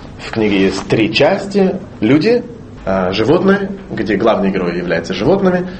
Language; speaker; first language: Russian; non-native, fluent; Hebrew